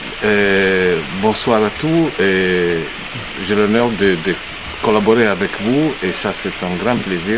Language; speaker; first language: French; non-native, fluent; Italian